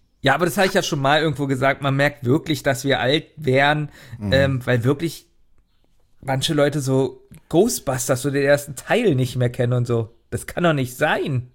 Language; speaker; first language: German; native; German